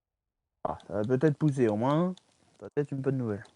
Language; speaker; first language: French; native; French